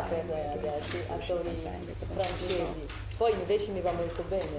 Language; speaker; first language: Italian; non-native, fluent; French